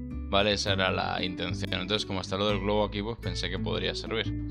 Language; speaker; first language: Spanish; native; Spanish